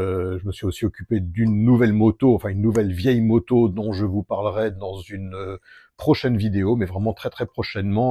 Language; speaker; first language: French; native; French